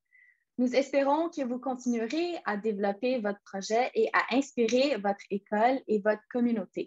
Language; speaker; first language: French; native; French